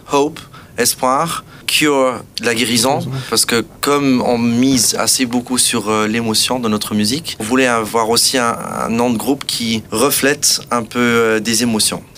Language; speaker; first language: French; non-native, local second language; Portuguese